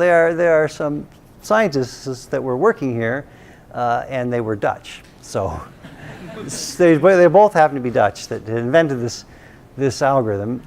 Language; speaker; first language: English; native; English